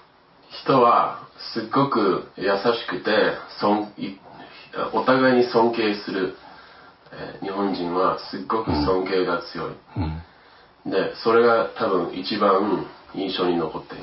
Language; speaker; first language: Japanese; early bilingual, other home language; English